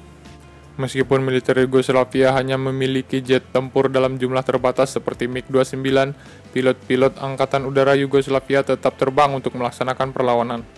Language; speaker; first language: Indonesian; native; Indonesian